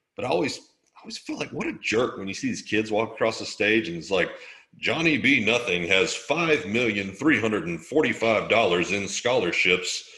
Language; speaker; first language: English; native; English